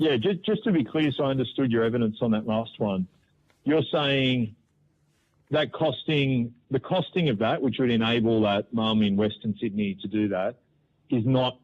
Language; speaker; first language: English; native; English